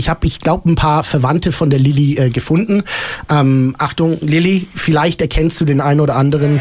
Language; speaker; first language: German; native; German